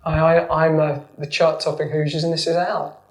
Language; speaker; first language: English; native; English